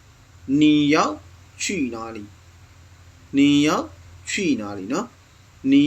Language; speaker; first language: Chinese; non-native, fluent; Burmese